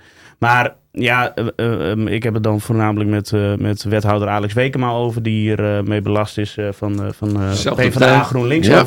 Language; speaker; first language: Dutch; native; Dutch